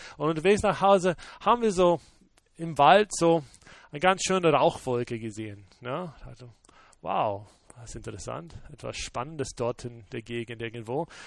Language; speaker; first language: German; non-native, fluent; English